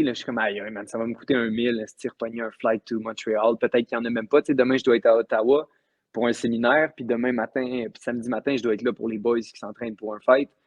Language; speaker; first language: French; native; French